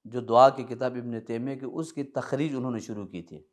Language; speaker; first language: Urdu; early bilingual, other home language; Balti